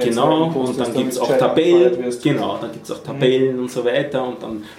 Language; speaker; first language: German; native; German